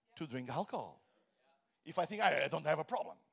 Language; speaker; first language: English; non-native, fluent; Portuguese